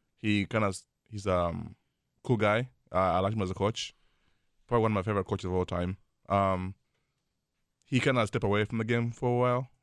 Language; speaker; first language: English; non-native, local second language; Swahili